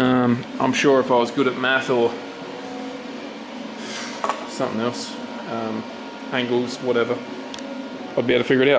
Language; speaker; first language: English; native; English